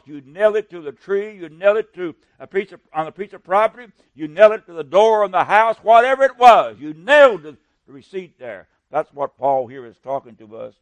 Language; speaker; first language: English; native; English